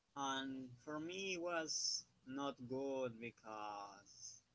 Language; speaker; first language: English; non-native, learner; Spanish